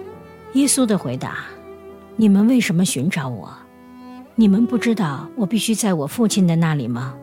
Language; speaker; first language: Chinese; native; Chinese